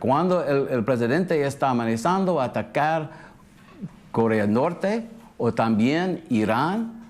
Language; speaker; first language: Spanish; early bilingual, heritage; English